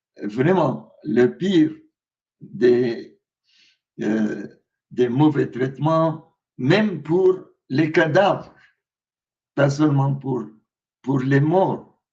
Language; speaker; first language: French; non-native, fluent; Arabic